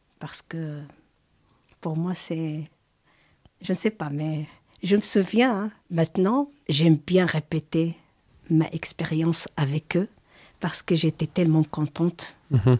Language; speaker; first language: French; non-native, learner; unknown